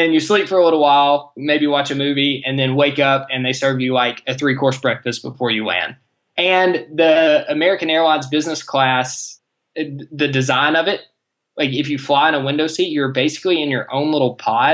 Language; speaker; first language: English; native; English